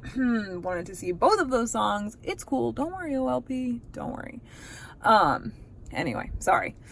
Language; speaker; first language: English; native; English